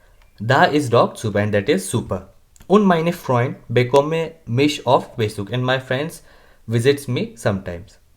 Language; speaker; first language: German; non-native, learner; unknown